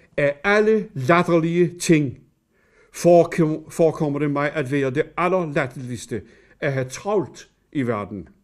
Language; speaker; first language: Danish; native; Danish